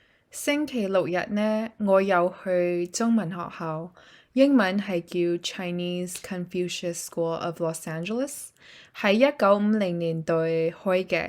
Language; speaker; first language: Cantonese; early bilingual, heritage; Cantonese